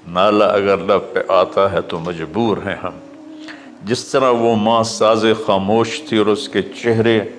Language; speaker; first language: Urdu; non-native, local second language; Punjabi